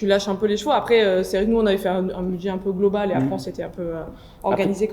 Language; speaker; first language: French; native; French